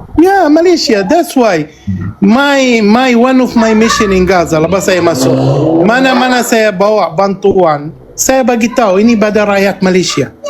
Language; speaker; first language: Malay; non-native, fluent; Arabic